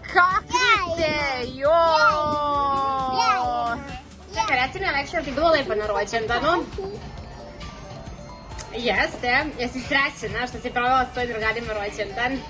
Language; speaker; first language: Bosnian; native; Bosnian